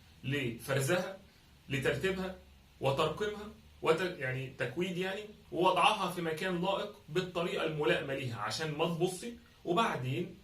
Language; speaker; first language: Arabic; native; Arabic